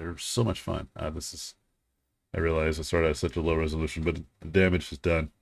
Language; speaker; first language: English; native; English